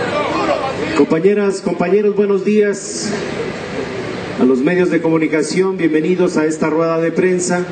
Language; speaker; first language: Spanish; native; Spanish